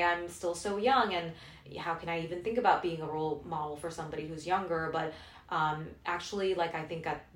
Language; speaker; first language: English; non-native, local second language; Korean